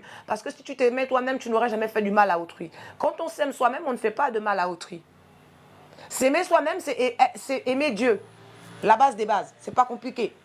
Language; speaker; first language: French; native; French